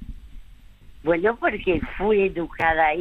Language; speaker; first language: Spanish; early bilingual, other home language; French